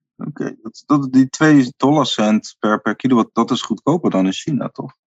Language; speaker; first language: Dutch; native; Dutch